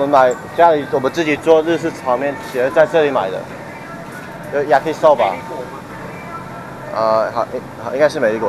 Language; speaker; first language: Chinese; native; Chinese